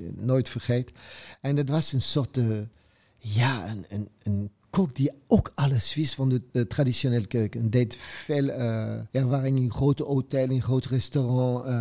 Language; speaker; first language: Dutch; non-native, fluent; French